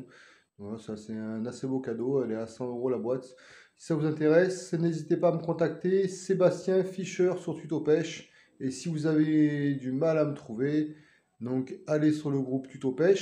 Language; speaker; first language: French; native; French